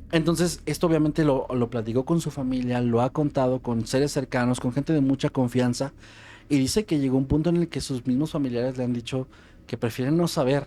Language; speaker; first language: Spanish; native; Spanish